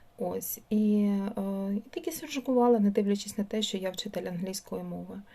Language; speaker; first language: Ukrainian; non-native, local second language; Russian